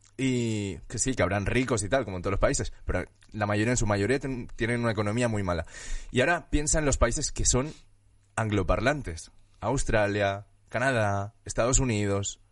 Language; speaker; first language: Spanish; early bilingual, other home language; Chinese